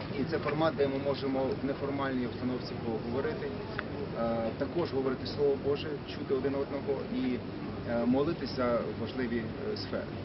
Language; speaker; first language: Ukrainian; native; Ukrainian